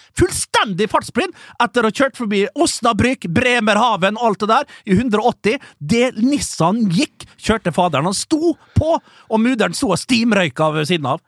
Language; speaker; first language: Norwegian; early bilingual, other home language; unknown